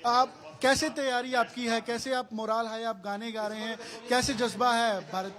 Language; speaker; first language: Hindi; native; Hindi